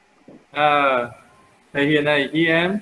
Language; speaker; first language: Vietnamese; native; Vietnamese